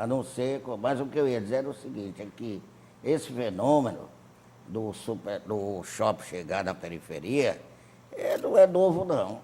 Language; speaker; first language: Portuguese; native; Portuguese